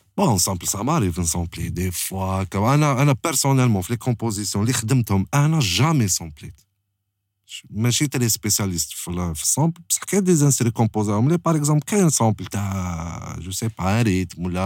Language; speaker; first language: French; non-native, local second language; Arabic